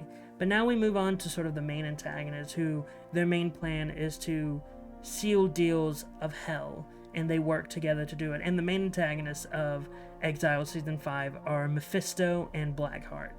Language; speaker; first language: English; native; English